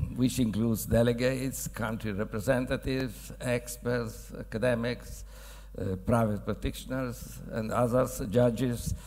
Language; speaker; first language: English; non-native, fluent; Italian